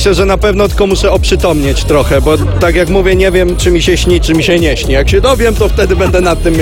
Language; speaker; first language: Polish; native; Polish